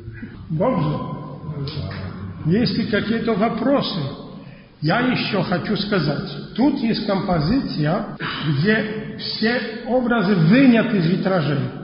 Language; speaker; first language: Russian; non-native, fluent; Polish